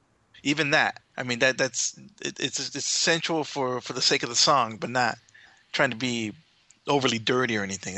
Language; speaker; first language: English; native; English